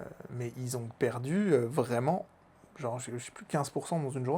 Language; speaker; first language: French; native; French